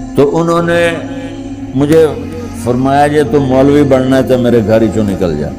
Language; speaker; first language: Urdu; non-native, local second language; Punjabi